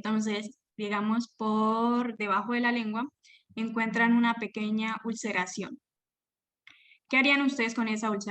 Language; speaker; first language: Spanish; native; Spanish